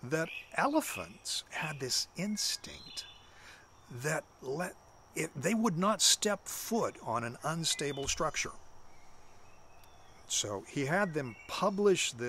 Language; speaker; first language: English; native; English